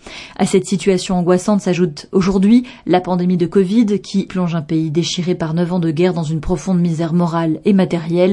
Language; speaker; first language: French; native; French